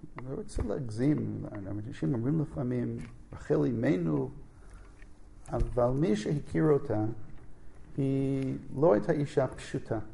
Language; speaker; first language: Hebrew; non-native, fluent; English